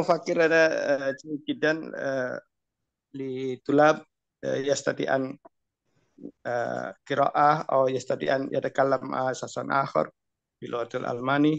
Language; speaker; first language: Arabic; non-native, learner; Indonesian